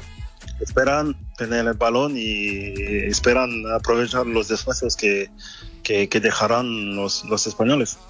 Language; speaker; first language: Spanish; non-native, learner; French